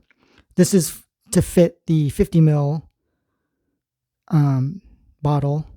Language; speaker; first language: English; native; English